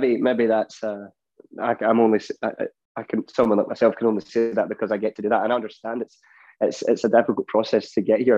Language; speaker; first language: English; native; English